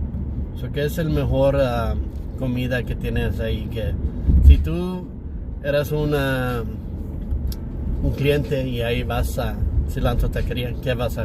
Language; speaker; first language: Spanish; early bilingual, heritage; English